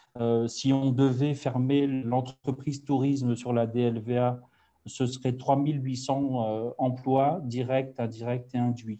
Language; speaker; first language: French; native; French